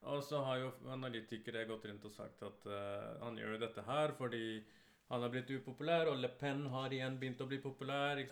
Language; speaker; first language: Norwegian; early bilingual, other home language; Urdu